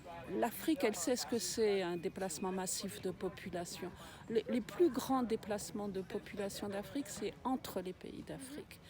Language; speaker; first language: French; native; French